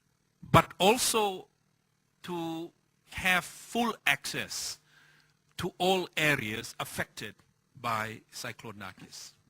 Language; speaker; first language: English; non-native, fluent; Thai